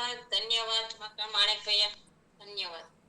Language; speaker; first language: Hindi; non-native, local second language; Gujarati